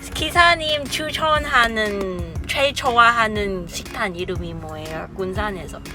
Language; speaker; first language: Korean; non-native, learner; Cantonese